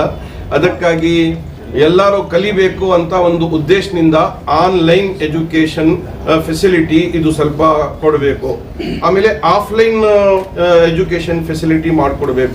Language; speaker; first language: Kannada; non-native, local second language; Urdu